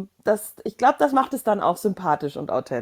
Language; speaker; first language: German; native; German